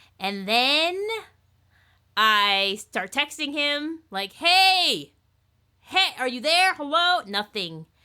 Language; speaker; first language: English; native; English